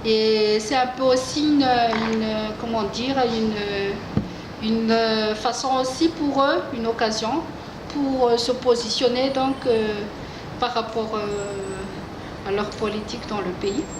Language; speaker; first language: French; non-native, local second language; Malagasy